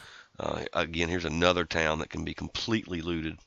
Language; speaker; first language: English; native; English